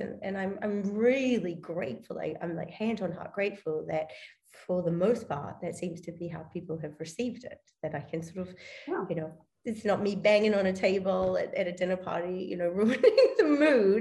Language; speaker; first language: English; native; English